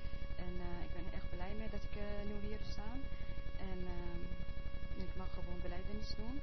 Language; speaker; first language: Dutch; non-native, learner; Persian